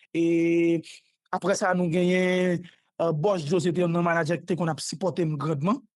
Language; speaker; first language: Haitian Creole; native; Haitian Creole